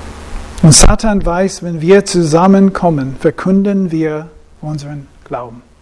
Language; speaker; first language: German; non-native, fluent; English